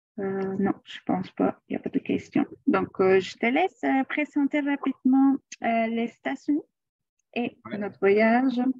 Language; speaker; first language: French; non-native, fluent; Spanish